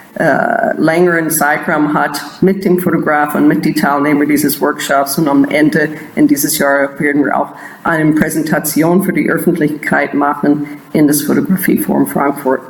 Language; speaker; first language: German; non-native, fluent; English